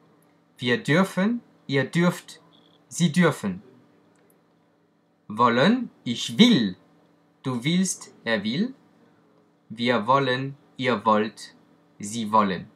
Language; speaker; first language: German; non-native, fluent; French